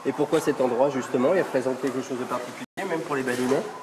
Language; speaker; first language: French; native; French